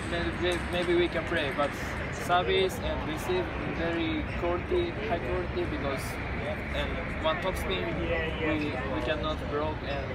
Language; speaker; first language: English; non-native, learner; Japanese